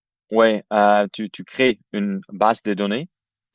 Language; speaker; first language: French; non-native, fluent; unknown